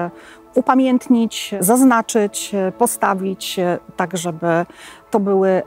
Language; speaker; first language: Polish; native; Polish